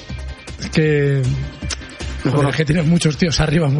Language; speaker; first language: Spanish; native; Spanish